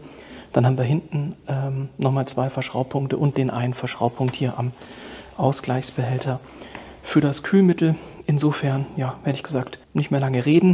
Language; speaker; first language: German; native; German